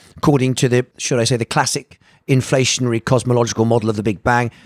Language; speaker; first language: English; native; English